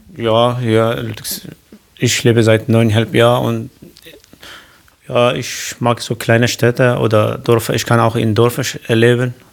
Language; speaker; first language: German; non-native, learner; Kurdish